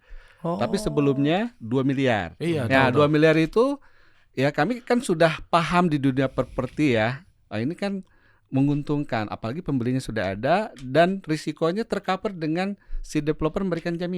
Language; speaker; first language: Indonesian; native; Indonesian